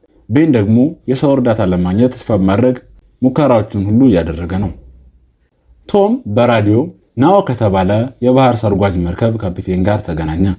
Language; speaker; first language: Amharic; native; Amharic